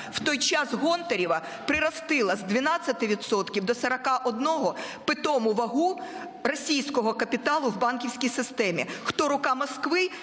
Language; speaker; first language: Ukrainian; non-native, local second language; Russian